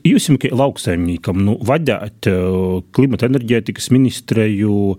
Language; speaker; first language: Latvian; native; Latvian